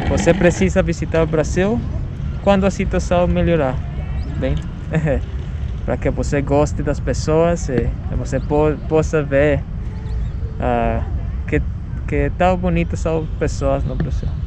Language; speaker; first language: Portuguese; non-native, fluent; Spanish